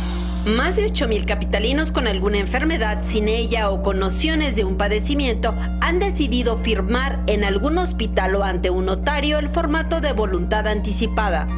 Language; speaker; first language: Spanish; native; Spanish